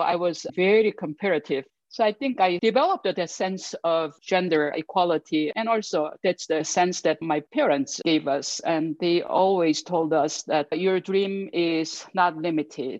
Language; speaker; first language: English; non-native, fluent; Korean